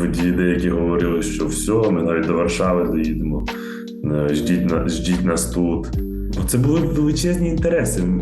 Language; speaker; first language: Ukrainian; native; Ukrainian